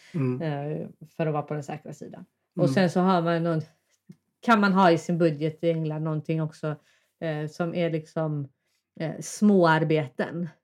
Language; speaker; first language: Swedish; native; Swedish